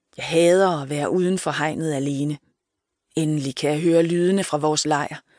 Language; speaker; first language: Danish; native; Danish